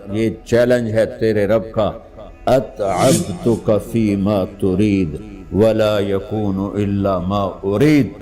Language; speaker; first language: Urdu; non-native, local second language; Punjabi